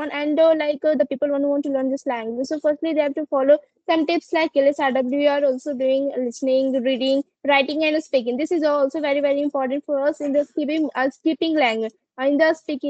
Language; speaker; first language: English; non-native, learner; Hindi